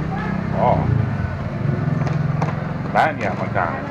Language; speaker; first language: Indonesian; non-native, learner; English